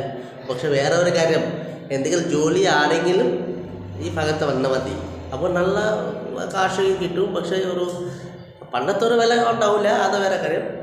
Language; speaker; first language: Malayalam; non-native, learner; Bangla